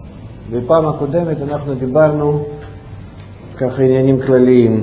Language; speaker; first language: Hebrew; non-native, fluent; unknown